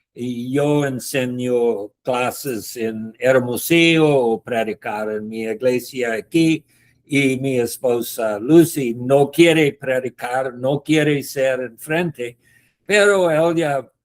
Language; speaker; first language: Spanish; non-native, learner; English